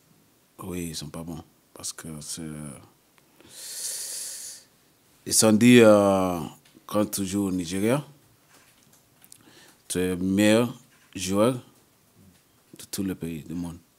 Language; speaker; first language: French; non-native, learner; English